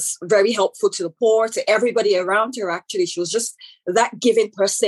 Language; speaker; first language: English; non-native, local second language; Yoruba